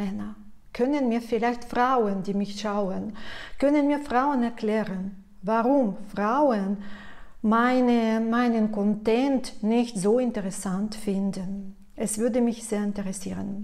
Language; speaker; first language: German; non-native, fluent; Russian